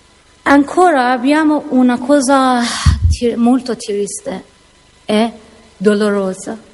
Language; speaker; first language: Italian; non-native, learner; Persian